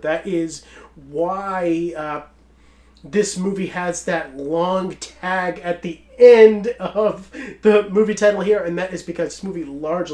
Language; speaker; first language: English; native; English